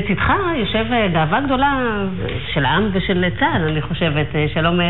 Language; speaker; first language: Hebrew; native; Hebrew